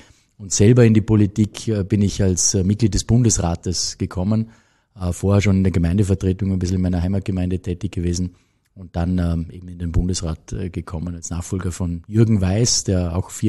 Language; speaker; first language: German; native; German